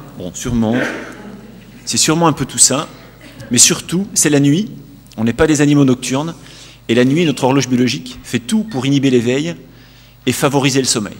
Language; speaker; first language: French; native; French